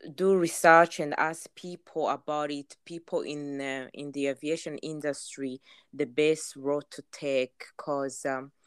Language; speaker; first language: English; non-native, local second language; Kinyarwanda